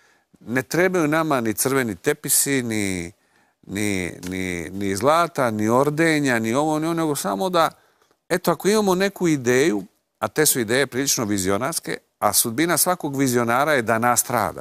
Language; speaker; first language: Croatian; native; Croatian